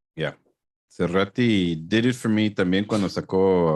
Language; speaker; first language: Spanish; early bilingual, heritage; Spanish